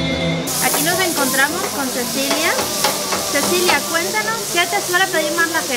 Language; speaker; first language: Spanish; native; Spanish